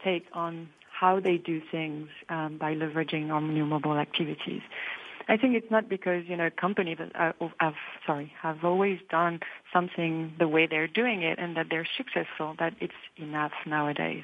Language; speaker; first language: English; non-native, fluent; French